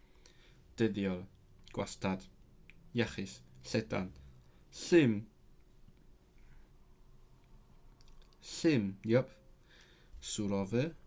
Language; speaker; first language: Welsh; non-native, learner; Cantonese